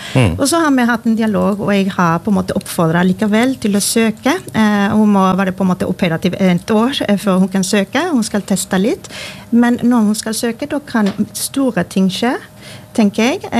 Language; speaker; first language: Norwegian; non-native, fluent; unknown